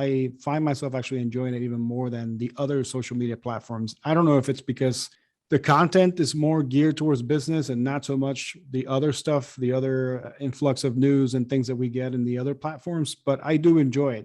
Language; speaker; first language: English; native; English